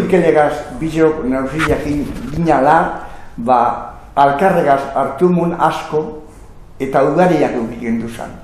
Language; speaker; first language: Basque; native; Basque